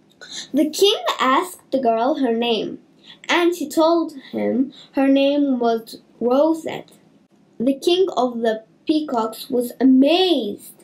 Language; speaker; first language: English; native; English